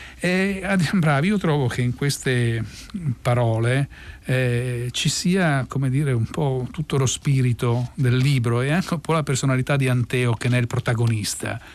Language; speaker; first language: Italian; native; Italian